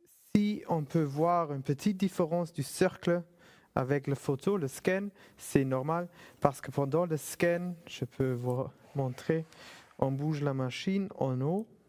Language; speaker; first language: French; non-native, fluent; German